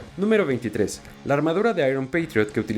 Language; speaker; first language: Spanish; native; Spanish